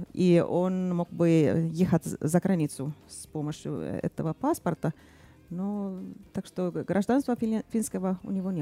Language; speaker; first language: Russian; non-native, fluent; Finnish